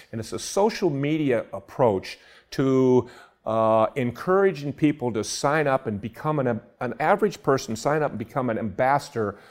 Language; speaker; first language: English; native; English